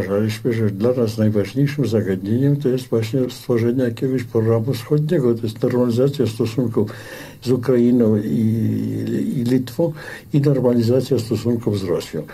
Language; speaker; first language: Polish; native; Polish